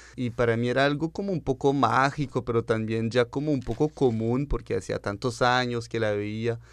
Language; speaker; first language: Spanish; early bilingual, heritage; French